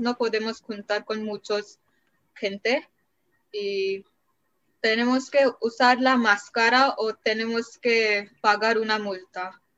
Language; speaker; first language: Spanish; non-native, learner; Marathi